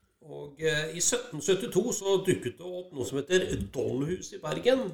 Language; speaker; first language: Norwegian; native; Norwegian